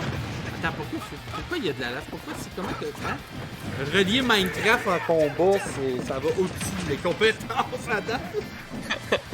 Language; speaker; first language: French; native; French